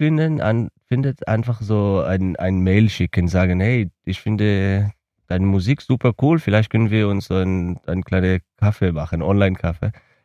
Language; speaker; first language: German; non-native, learner; Hebrew